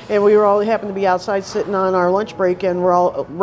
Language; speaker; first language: English; native; English